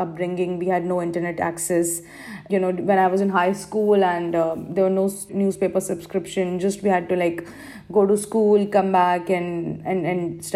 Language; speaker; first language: English; non-native, local second language; Hindi